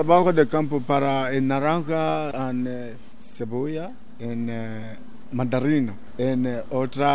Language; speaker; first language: Spanish; non-native, learner; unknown